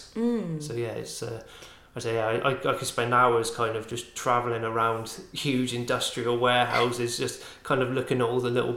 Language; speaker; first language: English; native; English